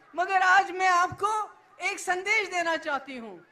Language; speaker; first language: Hindi; native; Hindi